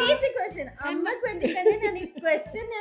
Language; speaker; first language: Malayalam; non-native, learner; Tamil